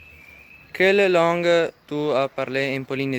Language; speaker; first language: French; non-native, learner; Italian